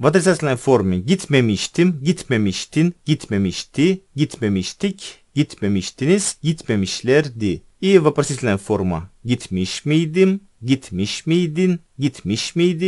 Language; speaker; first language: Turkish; non-native, fluent; Russian